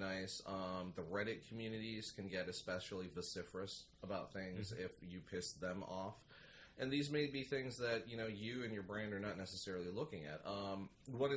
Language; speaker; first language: English; native; English